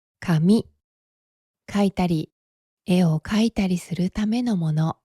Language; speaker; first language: Japanese; native; Japanese